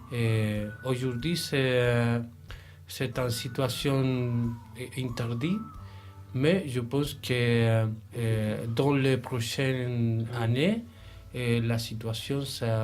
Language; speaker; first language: French; non-native, learner; Spanish